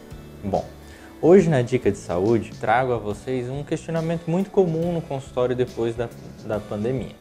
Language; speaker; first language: Portuguese; native; Portuguese